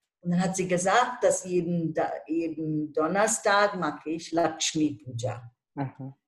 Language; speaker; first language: German; non-native, fluent; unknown